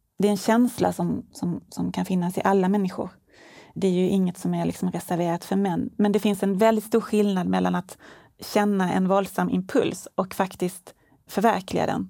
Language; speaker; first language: Swedish; native; Swedish